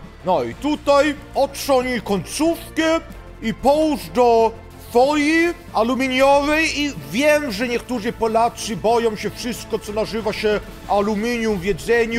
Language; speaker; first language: Polish; early bilingual, heritage; Polish